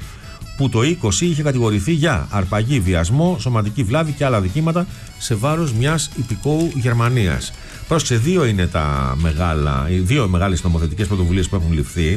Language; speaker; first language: Greek; native; Greek